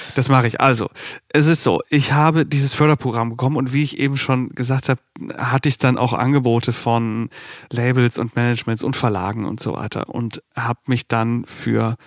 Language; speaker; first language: German; native; German